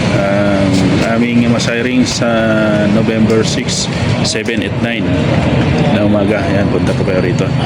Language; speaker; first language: Filipino; native; Filipino